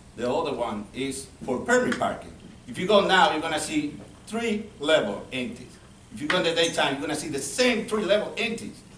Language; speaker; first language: English; non-native, learner; Spanish